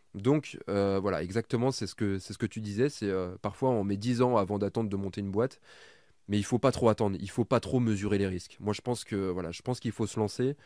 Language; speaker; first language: French; native; French